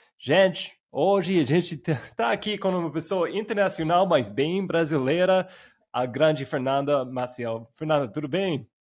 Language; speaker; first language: Portuguese; non-native, fluent; English